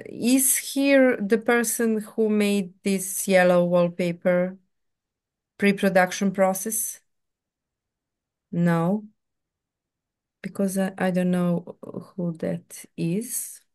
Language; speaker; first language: English; non-native, fluent; Serbian